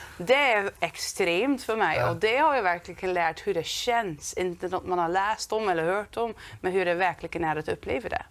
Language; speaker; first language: Swedish; non-native, fluent; Dutch